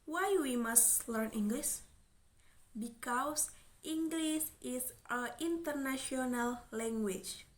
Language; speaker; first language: English; non-native, learner; Indonesian